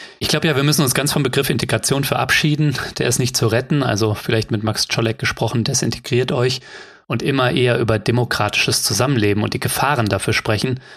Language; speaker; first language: German; native; German